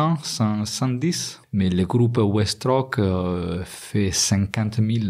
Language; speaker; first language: French; non-native, fluent; Italian